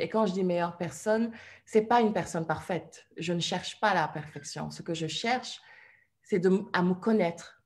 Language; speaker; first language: French; non-native, local second language; Wolof